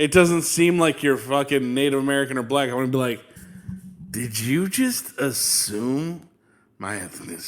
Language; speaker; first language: English; native; English